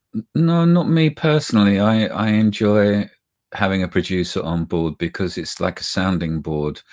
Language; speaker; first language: English; native; English